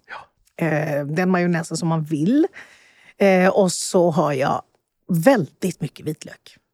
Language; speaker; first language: Swedish; early bilingual, other home language; Spanish